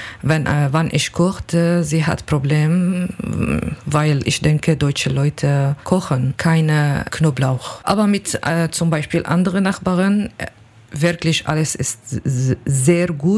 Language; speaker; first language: German; non-native, learner; Kurdish